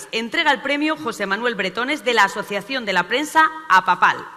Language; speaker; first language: Spanish; native; Spanish